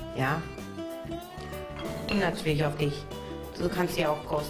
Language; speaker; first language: German; non-native, local second language; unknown